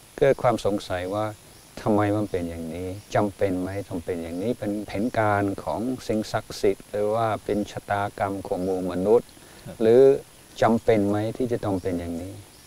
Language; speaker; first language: Thai; non-native, fluent; English